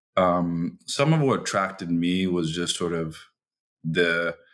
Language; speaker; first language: English; early bilingual, other home language; Chinese